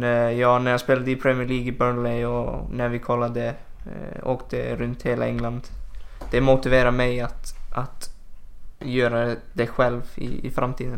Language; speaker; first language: Swedish; non-native, fluent; Icelandic